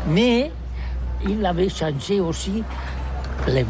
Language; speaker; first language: French; non-native, learner; Catalan